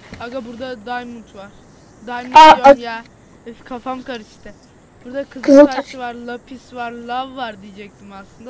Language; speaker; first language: Turkish; native; Turkish